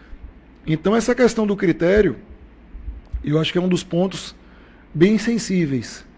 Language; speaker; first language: Portuguese; native; Portuguese